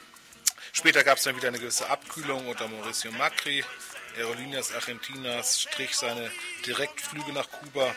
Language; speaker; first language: German; native; German